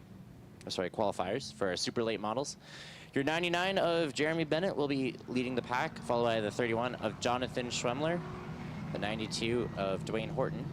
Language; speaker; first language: English; native; English